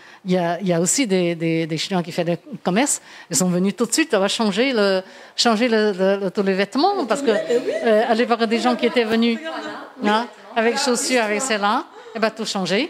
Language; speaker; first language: French; non-native, fluent; Chinese